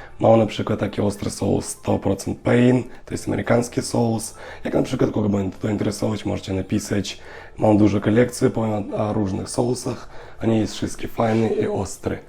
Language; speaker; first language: Polish; non-native, learner; Russian